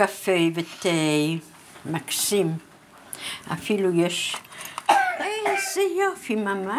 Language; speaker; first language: Hebrew; non-native, fluent; Polish